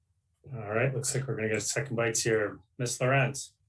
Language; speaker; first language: English; native; English